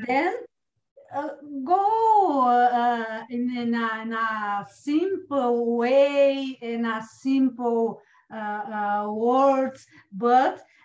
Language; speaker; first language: English; non-native, learner; Portuguese